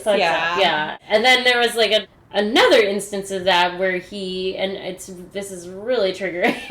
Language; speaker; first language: English; native; English